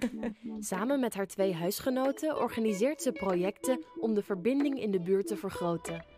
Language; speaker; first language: Dutch; native; Dutch